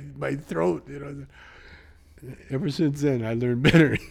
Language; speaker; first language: English; native; English